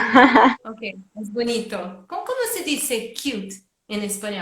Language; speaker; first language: Spanish; non-native, fluent; Portuguese